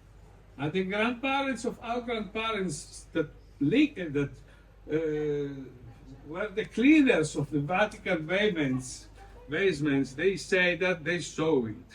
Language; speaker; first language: English; non-native, fluent; Italian